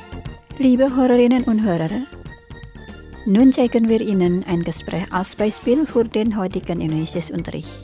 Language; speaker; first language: German; non-native, fluent; Indonesian